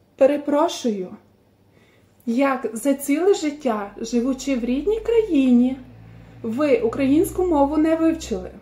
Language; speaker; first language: Ukrainian; native; Ukrainian